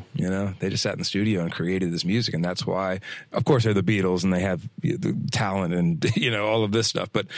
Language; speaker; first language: English; native; English